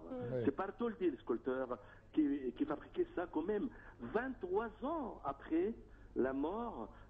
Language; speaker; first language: French; non-native, fluent; Arabic